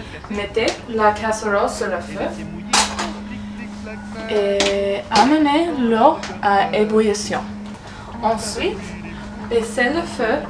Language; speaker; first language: French; non-native, learner; English